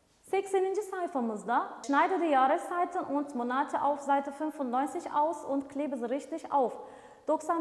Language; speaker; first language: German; non-native, fluent; Turkish